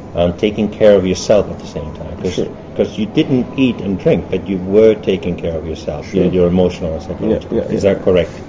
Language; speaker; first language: English; early bilingual, other home language; German